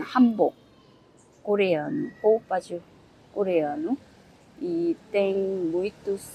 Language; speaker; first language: Portuguese; non-native, learner; Korean